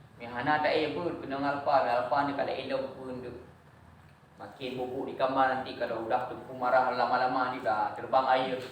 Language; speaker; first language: Malay; non-native, local second language; Achinese